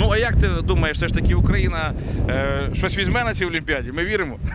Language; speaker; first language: Ukrainian; native; Ukrainian